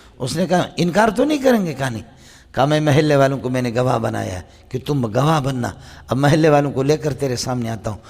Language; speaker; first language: Urdu; non-native, local second language; Baluchi